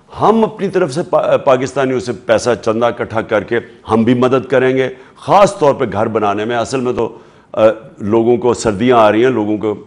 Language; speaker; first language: Urdu; native; Urdu